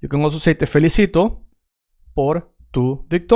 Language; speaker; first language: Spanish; native; Spanish